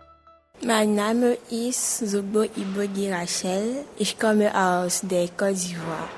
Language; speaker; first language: German; non-native, learner; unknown